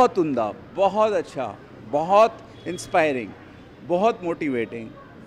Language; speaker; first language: Hindi; native; Hindi